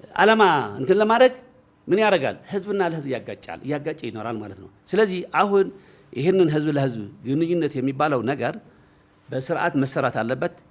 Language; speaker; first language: Amharic; non-native, local second language; Tigrinya